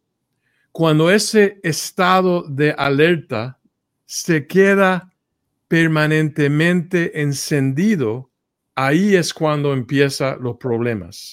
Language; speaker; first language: Spanish; early bilingual, heritage; Spanish